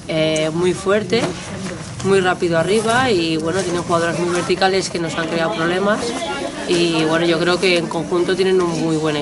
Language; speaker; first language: Spanish; native; Spanish